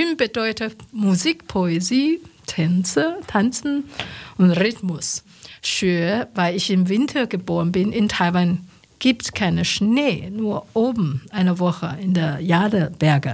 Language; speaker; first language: German; non-native, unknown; Chinese